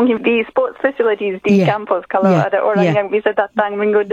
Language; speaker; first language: Indonesian; non-native, fluent; English